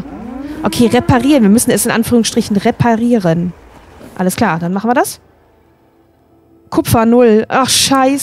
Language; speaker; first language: German; native; German